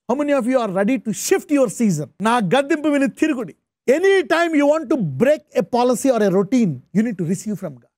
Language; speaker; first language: English; non-native, local second language; Telugu